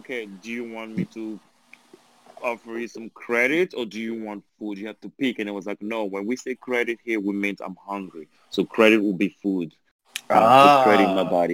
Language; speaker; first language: English; non-native, fluent; French